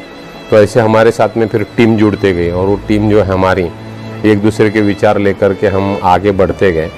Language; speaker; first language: Hindi; native; Hindi